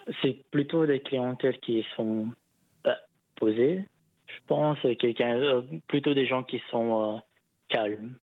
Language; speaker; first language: French; non-native, local second language; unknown